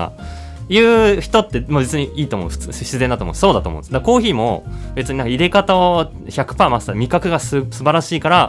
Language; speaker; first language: Japanese; native; Japanese